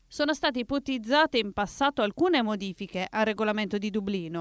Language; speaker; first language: Italian; native; Italian